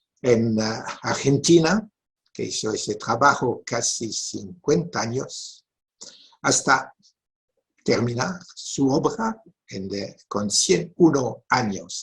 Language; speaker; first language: Spanish; non-native, fluent; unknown